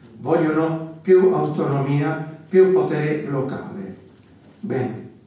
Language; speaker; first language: Italian; non-native, fluent; Basque